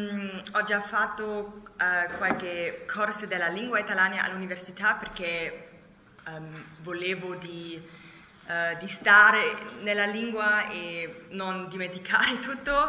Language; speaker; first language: Italian; non-native, learner; German